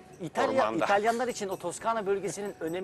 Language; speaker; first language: Turkish; native; Turkish